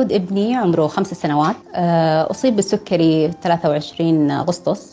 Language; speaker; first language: Arabic; native; Arabic